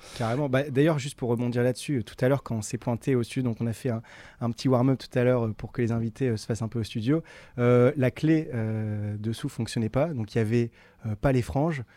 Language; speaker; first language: French; native; French